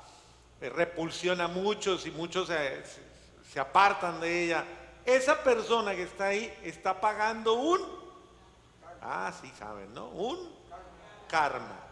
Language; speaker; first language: Spanish; native; Spanish